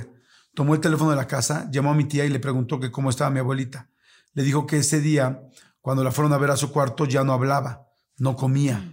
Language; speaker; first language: Spanish; native; Spanish